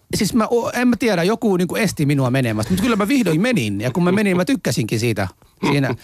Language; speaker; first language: Finnish; non-native, fluent; Somali